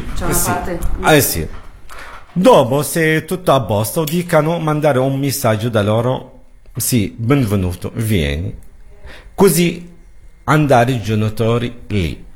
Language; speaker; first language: Italian; non-native, learner; Arabic